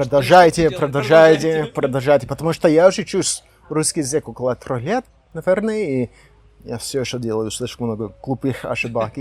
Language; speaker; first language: Russian; non-native, learner; English